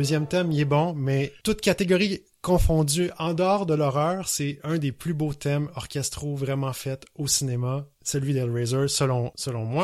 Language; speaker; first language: French; native; French